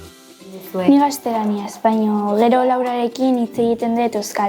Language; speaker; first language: Basque; non-native, local second language; Spanish